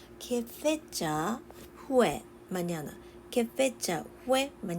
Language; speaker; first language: Spanish; non-native, learner; Japanese